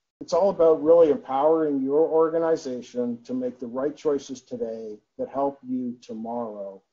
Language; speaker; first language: English; native; English